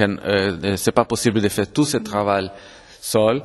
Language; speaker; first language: French; non-native, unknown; Portuguese